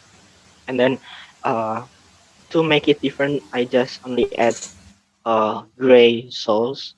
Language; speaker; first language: English; non-native, learner; Indonesian